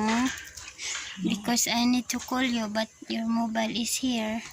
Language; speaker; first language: English; non-native, learner; Cebuano